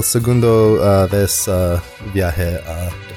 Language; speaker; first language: Spanish; non-native, learner; English